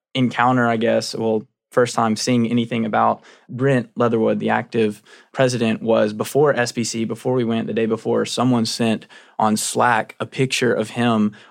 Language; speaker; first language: English; native; English